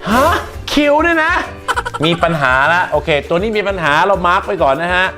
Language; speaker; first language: Thai; early bilingual, heritage; Thai